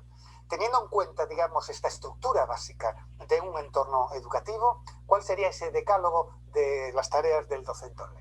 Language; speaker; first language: Spanish; native; Spanish